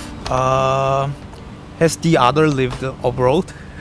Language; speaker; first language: English; non-native, fluent; Korean